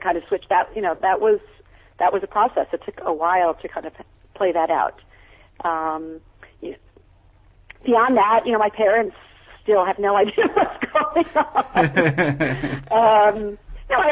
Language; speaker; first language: English; native; English